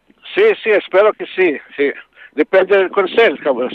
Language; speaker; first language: Spanish; non-native, learner; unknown